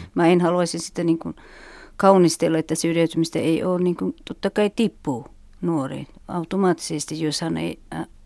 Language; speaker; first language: Finnish; non-native, fluent; Uzbek